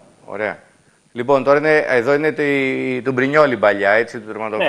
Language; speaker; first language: Greek; native; Greek